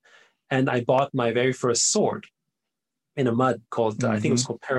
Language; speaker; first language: English; non-native, fluent; German